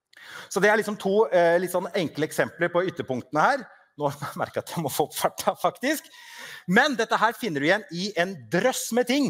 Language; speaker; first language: Norwegian; native; Norwegian